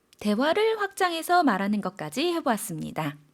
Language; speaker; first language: Korean; native; Korean